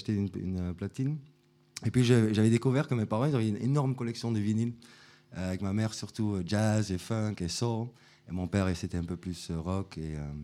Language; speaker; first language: French; non-native, fluent; Dutch